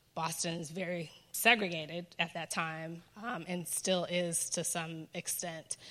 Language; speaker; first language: English; native; English